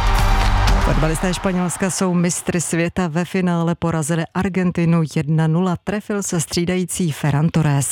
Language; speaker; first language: Czech; native; Czech